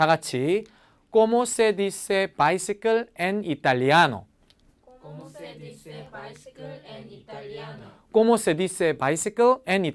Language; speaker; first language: Spanish; non-native, fluent; Korean